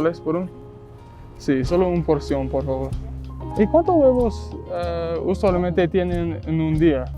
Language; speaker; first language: Spanish; non-native, learner; English